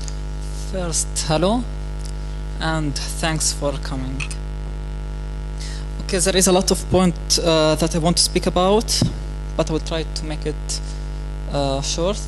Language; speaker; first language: English; non-native, learner; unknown